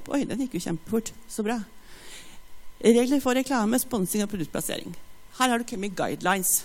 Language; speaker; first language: Norwegian; native; Norwegian